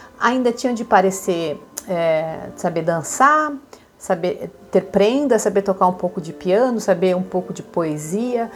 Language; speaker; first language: Portuguese; native; Portuguese